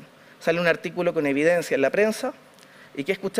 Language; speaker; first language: Spanish; native; Spanish